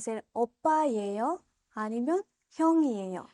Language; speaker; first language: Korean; non-native, fluent; Spanish